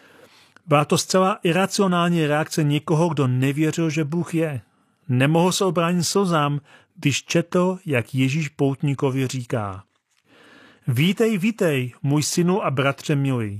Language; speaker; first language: Czech; native; Czech